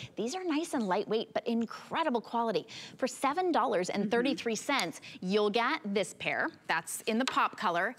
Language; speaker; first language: English; native; English